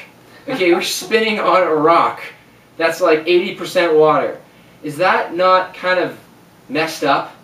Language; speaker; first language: English; native; English